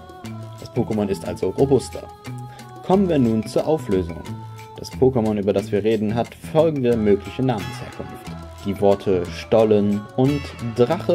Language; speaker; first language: German; native; German